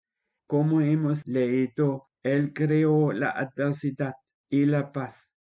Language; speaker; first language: Spanish; non-native, fluent; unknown